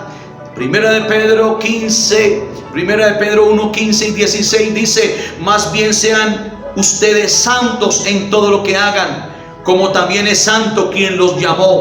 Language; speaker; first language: Spanish; native; Spanish